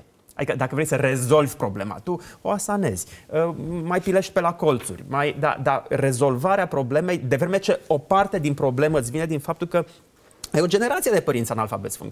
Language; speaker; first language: Romanian; native; Romanian